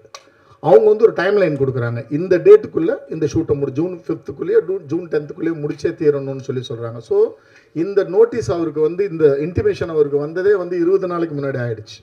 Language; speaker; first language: Tamil; native; Tamil